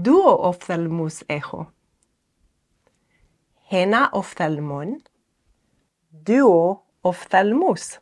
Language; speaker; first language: Greek; non-native, fluent; English